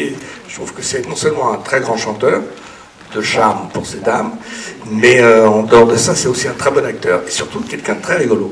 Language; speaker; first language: French; native; French